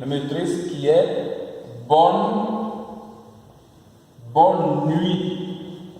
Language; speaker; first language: Portuguese; non-native, fluent; Haitian Creole